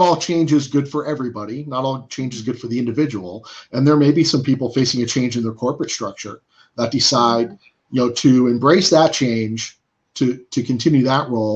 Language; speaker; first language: English; native; English